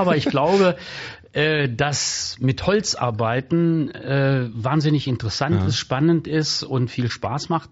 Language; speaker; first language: German; native; German